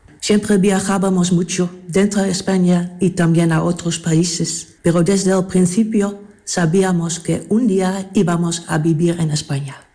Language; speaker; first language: Spanish; non-native, fluent; Dutch